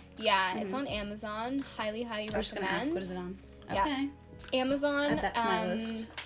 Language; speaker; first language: English; native; English